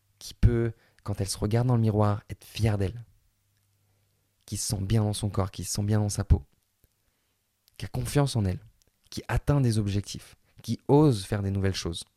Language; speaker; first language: French; native; French